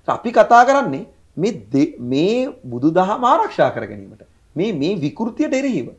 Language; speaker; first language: Sinhala; native; Sinhala